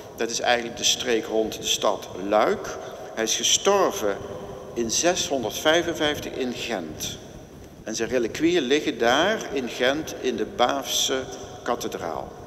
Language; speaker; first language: Dutch; native; Dutch